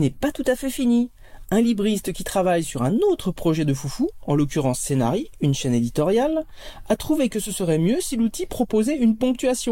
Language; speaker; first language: French; native; French